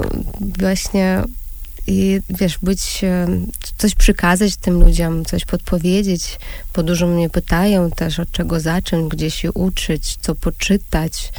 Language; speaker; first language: Polish; non-native, fluent; Russian